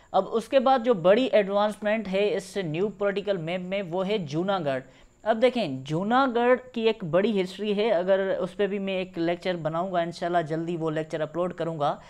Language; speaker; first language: Urdu; non-native, local second language; Sindhi